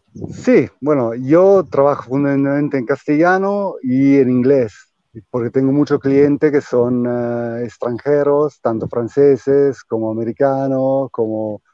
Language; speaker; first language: Spanish; non-native, fluent; Italian